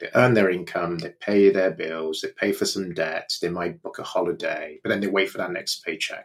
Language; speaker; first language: English; non-native, local second language; Yoruba